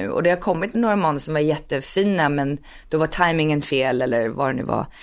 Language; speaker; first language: Swedish; early bilingual, heritage; Swedish